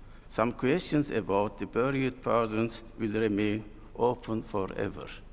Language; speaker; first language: English; non-native, fluent; Turkish